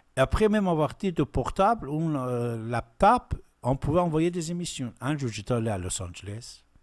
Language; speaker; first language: French; non-native, fluent; Persian